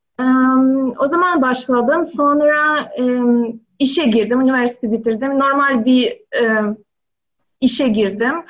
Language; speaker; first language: Turkish; non-native, learner; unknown